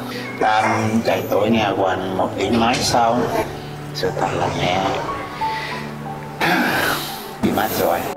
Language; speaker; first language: Vietnamese; non-native, learner; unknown